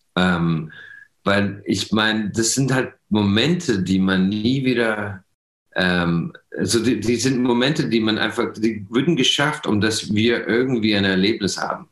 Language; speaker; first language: German; non-native, fluent; English